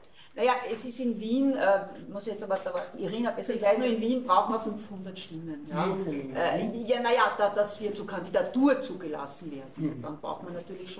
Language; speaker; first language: German; native; German